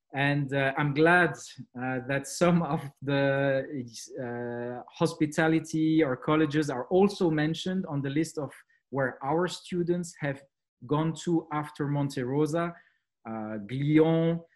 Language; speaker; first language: English; non-native, fluent; French